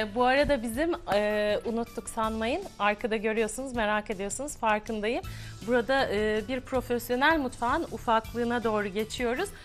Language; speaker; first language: Turkish; native; Turkish